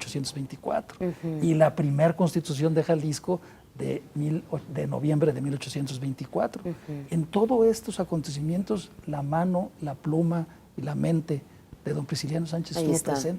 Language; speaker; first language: Spanish; native; Spanish